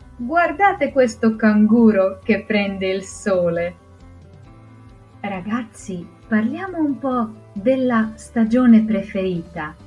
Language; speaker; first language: Italian; non-native, fluent; Croatian